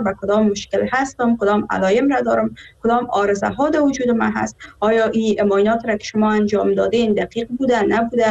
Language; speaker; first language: Persian; native; Persian